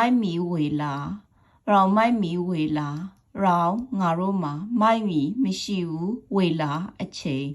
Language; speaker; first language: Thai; non-native, fluent; Burmese